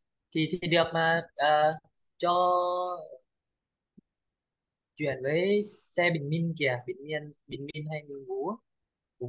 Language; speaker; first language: Vietnamese; non-native, learner; Lao